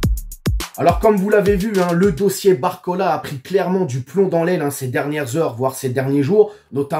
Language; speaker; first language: French; native; French